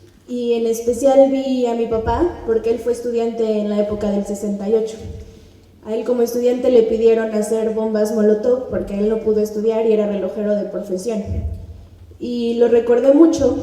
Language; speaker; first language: Spanish; native; Spanish